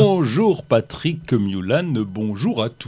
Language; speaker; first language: French; native; French